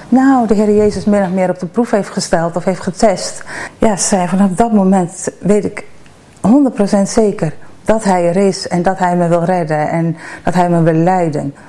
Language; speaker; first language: Dutch; native; Dutch